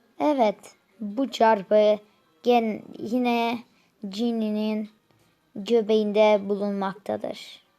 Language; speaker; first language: Turkish; native; Turkish